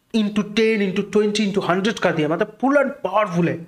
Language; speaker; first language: Hindi; non-native, local second language; Bangla